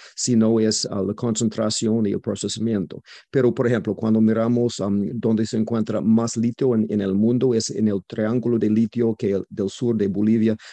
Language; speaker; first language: Spanish; non-native, fluent; English